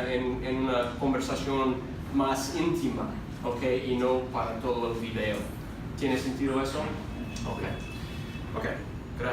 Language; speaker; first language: Spanish; non-native, fluent; English